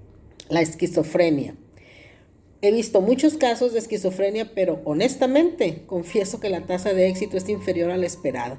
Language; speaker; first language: Spanish; native; Spanish